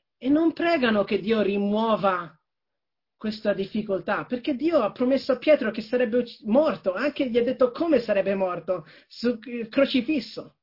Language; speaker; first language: Italian; non-native, fluent; English